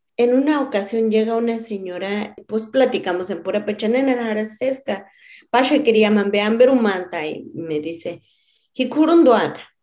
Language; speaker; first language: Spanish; non-native, local second language; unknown